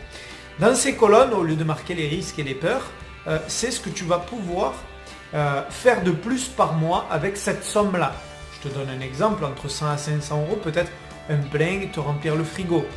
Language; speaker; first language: French; native; French